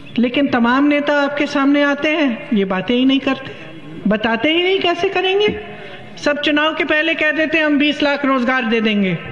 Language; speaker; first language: Hindi; native; Hindi